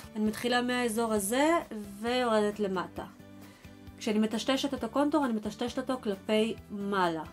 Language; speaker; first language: Hebrew; early bilingual, other home language; Russian